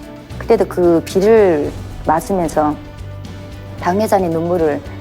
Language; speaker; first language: Korean; native; Korean